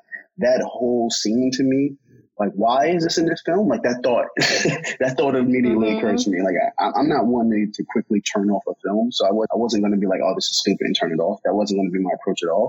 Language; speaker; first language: English; native; English